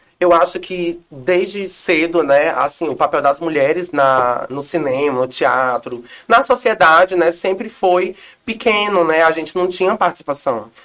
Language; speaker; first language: Portuguese; native; Portuguese